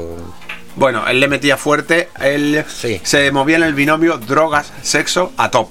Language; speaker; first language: Spanish; native; Spanish